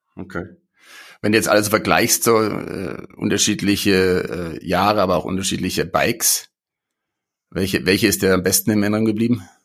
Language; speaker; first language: German; native; German